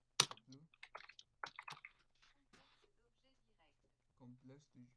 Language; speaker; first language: French; non-native, learner; Spanish